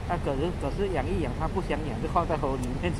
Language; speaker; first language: Chinese; non-native, learner; Javanese